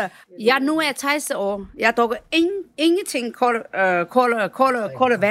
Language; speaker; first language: Danish; non-native, learner; Chinese